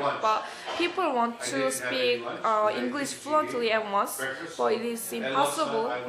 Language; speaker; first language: English; non-native, learner; Korean